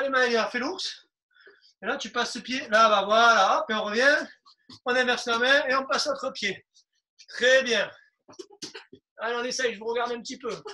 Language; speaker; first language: French; native; French